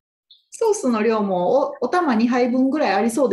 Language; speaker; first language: Japanese; native; Japanese